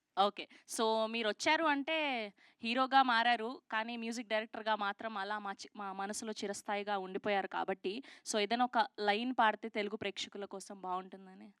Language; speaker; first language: Telugu; native; Telugu